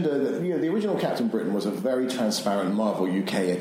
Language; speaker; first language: English; native; English